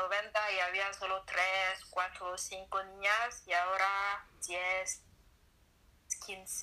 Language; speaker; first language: Spanish; non-native, learner; French